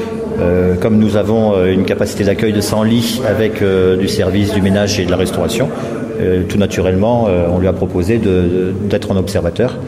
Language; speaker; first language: French; native; French